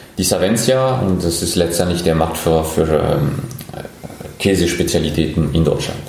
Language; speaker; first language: German; non-native, fluent; French